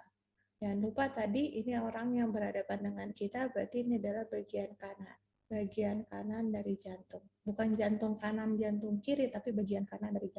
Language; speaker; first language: Indonesian; native; Indonesian